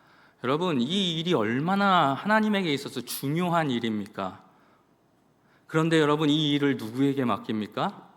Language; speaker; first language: Korean; native; Korean